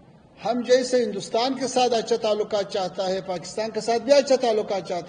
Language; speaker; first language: Hindi; non-native, fluent; Pashto